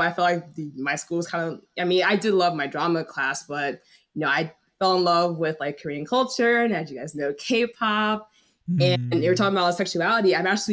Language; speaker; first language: English; native; English